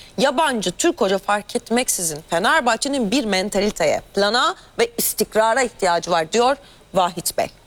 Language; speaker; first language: Turkish; native; Turkish